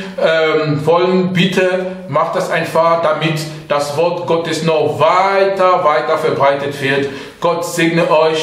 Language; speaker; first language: German; non-native, fluent; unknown